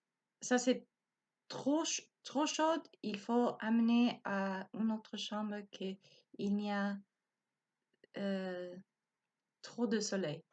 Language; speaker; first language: French; non-native, learner; Spanish